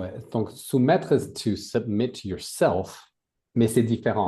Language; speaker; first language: French; native; French